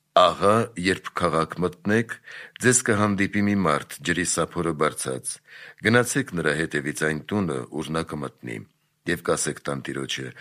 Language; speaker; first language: Armenian; native; Armenian